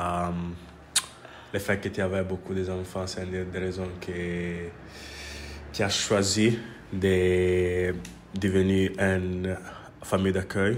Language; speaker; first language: French; non-native, learner; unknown